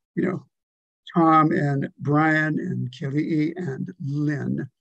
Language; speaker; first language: English; native; English